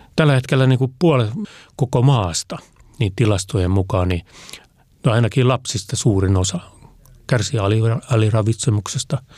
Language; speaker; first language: Finnish; native; Finnish